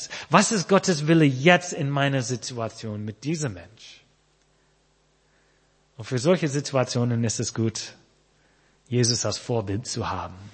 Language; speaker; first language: German; non-native, fluent; English